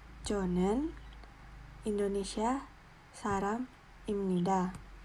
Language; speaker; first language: Korean; non-native, learner; Indonesian